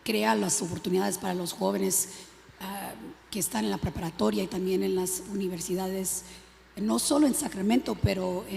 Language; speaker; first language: Spanish; early bilingual, other home language; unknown